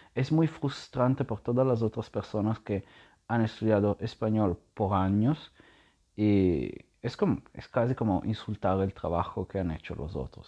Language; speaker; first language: Spanish; non-native, learner; Italian